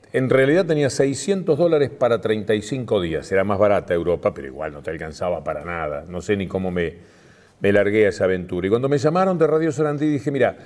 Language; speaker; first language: Spanish; native; Spanish